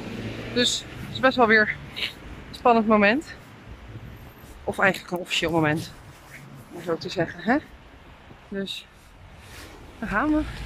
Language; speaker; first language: Dutch; native; Dutch